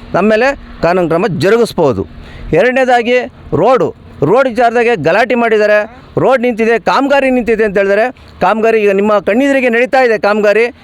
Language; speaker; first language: Kannada; native; Kannada